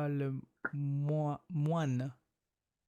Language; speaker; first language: French; non-native, learner; Chinese